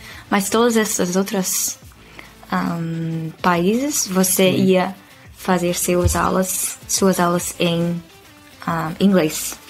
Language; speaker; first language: Portuguese; non-native, fluent; Dutch